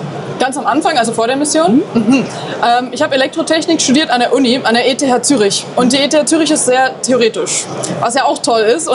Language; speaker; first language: German; native; German